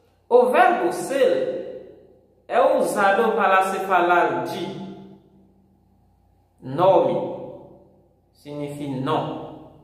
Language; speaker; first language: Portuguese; non-native, fluent; Haitian Creole